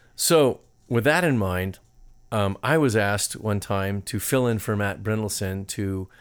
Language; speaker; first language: English; native; English